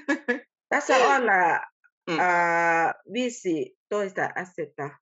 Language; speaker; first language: Finnish; non-native, learner; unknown